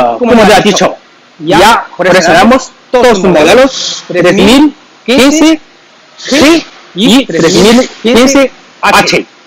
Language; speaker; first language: Spanish; non-native, learner; Chinese